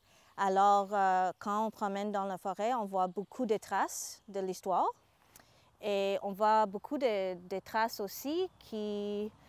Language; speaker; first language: French; non-native, fluent; English